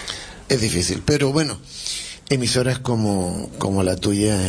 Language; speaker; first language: Spanish; native; Spanish